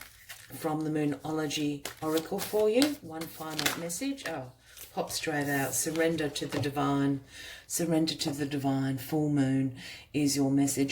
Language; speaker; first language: English; native; English